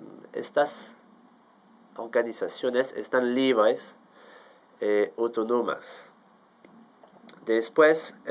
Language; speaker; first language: Spanish; non-native, fluent; French